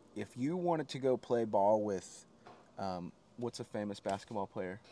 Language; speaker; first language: English; native; English